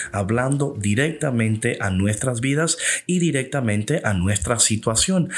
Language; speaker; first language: Spanish; early bilingual, heritage; English